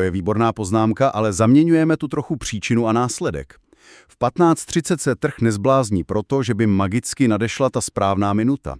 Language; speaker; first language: Czech; native; Czech